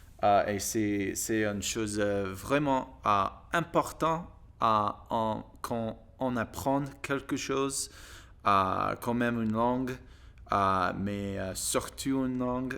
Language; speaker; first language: French; non-native, learner; English